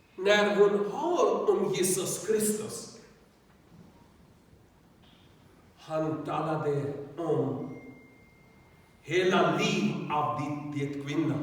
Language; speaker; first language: Swedish; non-native, learner; Urdu